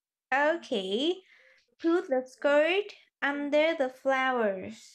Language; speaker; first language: English; non-native, fluent; Vietnamese